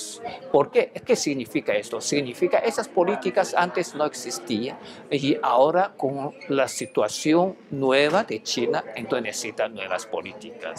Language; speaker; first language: Spanish; non-native, fluent; Chinese